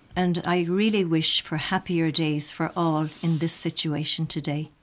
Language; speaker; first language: English; native; English